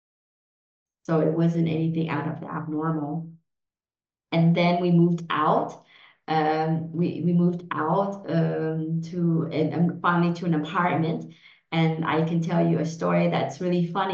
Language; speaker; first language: English; early bilingual, other home language; Vietnamese